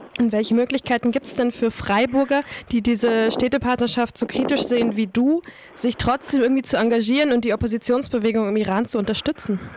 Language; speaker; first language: German; native; German